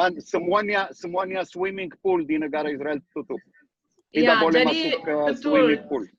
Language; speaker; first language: Indonesian; non-native, learner; Hebrew